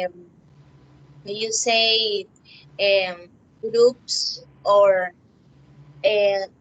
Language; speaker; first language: English; non-native, learner; Spanish